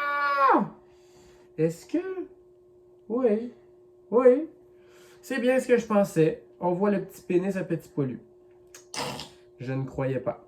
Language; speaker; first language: French; native; French